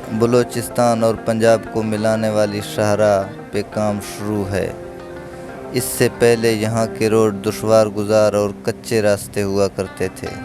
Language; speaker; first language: Urdu; non-native, local second language; Baluchi